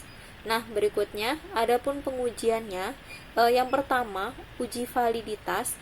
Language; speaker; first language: Indonesian; native; Indonesian